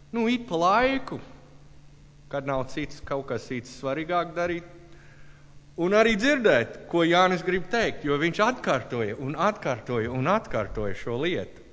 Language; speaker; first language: Latvian; non-native, learner; English